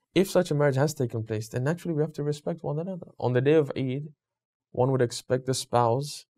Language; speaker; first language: English; native; English